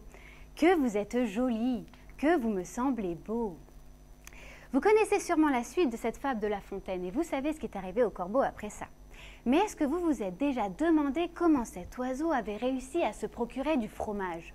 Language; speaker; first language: French; native; French